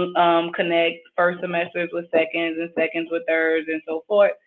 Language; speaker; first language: English; native; English